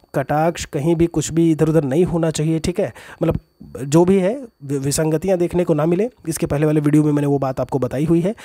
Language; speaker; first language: Hindi; native; Hindi